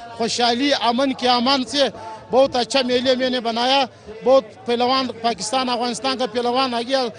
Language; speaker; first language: Urdu; non-native, local second language; Pashto